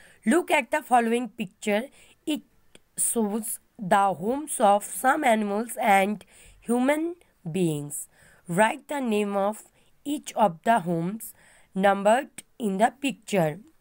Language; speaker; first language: English; non-native, local second language; Bangla